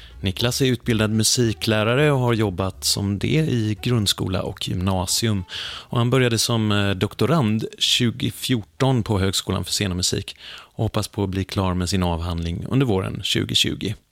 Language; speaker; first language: Swedish; native; Swedish